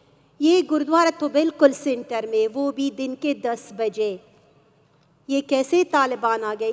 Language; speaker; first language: Hindi; non-native, fluent; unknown